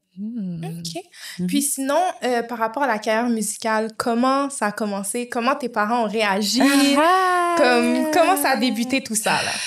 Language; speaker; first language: French; native; French